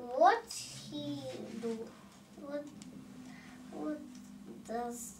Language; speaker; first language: English; non-native, learner; Russian